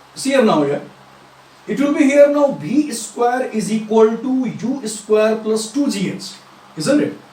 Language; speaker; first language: English; non-native, local second language; Nepali